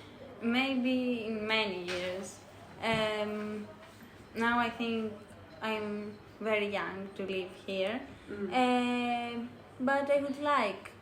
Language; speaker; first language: English; non-native, learner; Greek